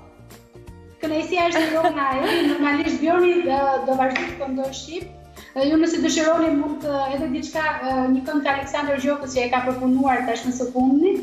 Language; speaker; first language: Albanian; native; Albanian